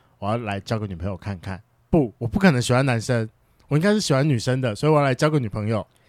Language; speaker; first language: Chinese; native; Chinese